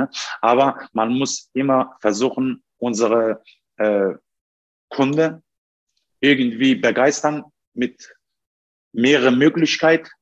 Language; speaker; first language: German; non-native, fluent; Turkish